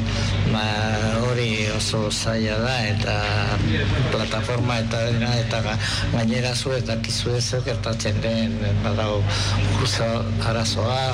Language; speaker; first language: Basque; non-native, local second language; Spanish